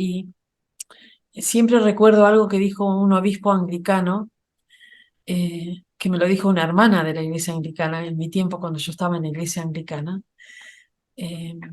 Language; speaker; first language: Spanish; native; Spanish